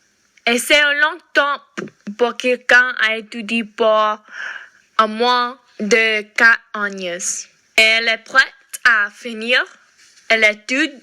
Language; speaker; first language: French; non-native, learner; English